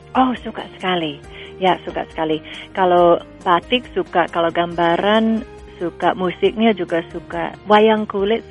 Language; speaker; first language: Indonesian; non-native, fluent; English